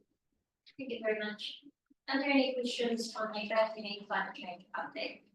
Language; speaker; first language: English; native; English